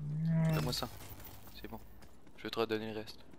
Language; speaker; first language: French; native; French